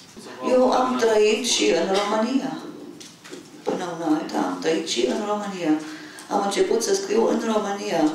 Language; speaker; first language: Romanian; non-native, local second language; German